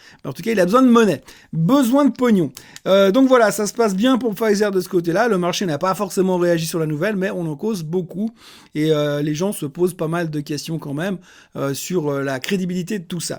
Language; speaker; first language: French; native; French